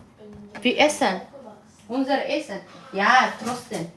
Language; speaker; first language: German; non-native, learner; Amharic